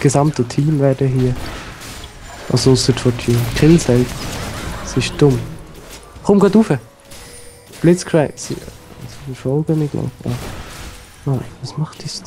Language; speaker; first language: German; native; German